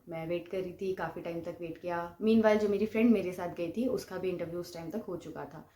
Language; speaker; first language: Hindi; non-native, local second language; Bangla